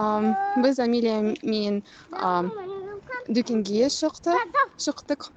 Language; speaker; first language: Kazakh; non-native, local second language; Russian